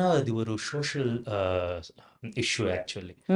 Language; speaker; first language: Tamil; non-native, learner; Telugu